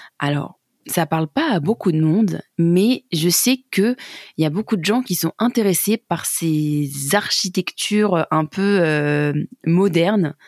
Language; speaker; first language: French; native; French